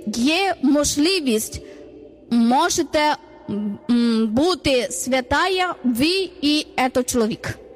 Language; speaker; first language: Ukrainian; non-native, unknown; Malayalam